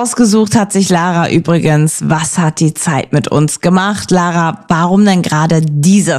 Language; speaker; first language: German; native; German